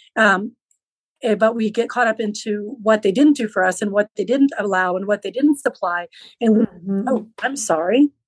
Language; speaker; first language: English; early bilingual, other home language; Low German